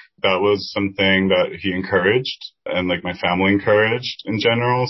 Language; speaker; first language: English; non-native, fluent; Spanish